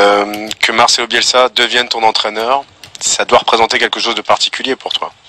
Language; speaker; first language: French; native; French